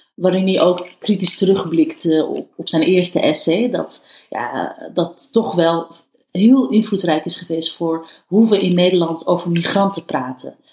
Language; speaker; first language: Dutch; early bilingual, other home language; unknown